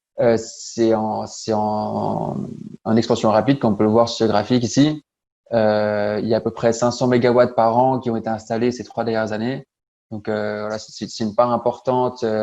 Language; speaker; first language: French; native; French